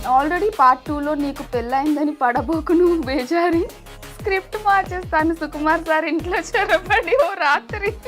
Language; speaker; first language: Telugu; native; Telugu